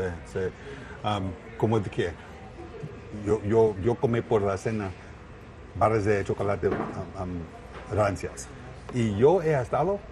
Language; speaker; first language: Spanish; non-native, learner; English